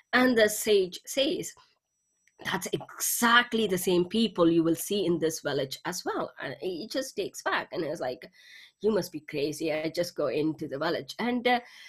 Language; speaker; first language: English; non-native, local second language; Tamil